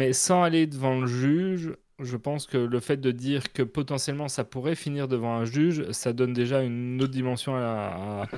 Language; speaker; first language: French; native; French